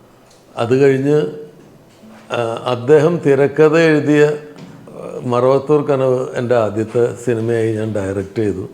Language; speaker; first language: Malayalam; native; Malayalam